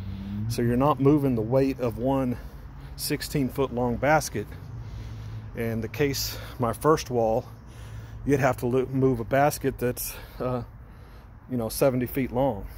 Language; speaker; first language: English; native; English